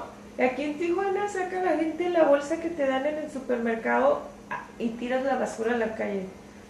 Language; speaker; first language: Spanish; native; Spanish